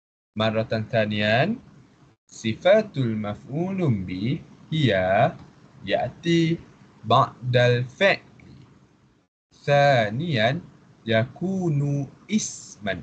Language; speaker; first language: Arabic; non-native, fluent; Malay